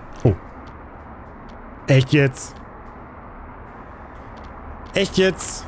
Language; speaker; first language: German; native; German